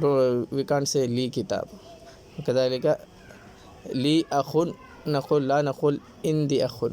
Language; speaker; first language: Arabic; non-native, fluent; Urdu